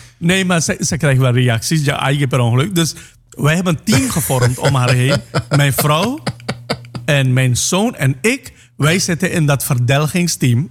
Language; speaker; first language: Dutch; non-native, local second language; Caribbean Hindustani